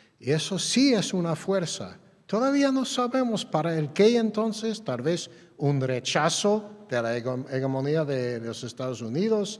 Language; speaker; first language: Spanish; non-native, fluent; English